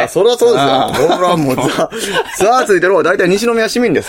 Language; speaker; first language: Japanese; native; Japanese